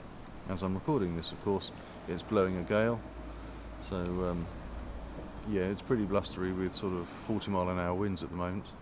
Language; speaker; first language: English; native; English